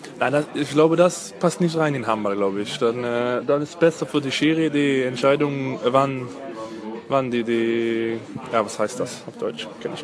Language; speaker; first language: German; non-native, fluent; Swedish